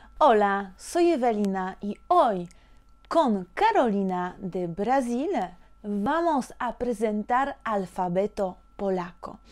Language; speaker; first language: Spanish; non-native, fluent; Polish